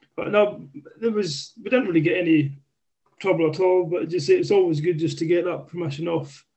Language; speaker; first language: English; native; English